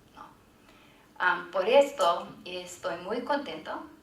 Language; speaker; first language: Spanish; non-native, learner; English